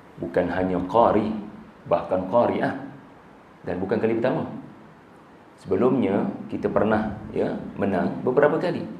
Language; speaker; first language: Malay; native; Malay